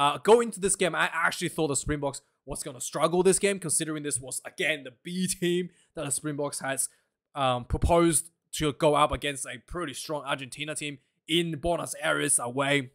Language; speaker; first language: English; non-native, local second language; Afrikaans